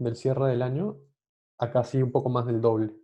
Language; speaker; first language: Spanish; native; Spanish